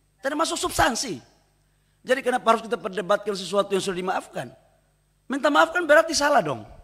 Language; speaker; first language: Indonesian; native; Indonesian